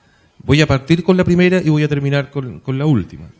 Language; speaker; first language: Spanish; native; Spanish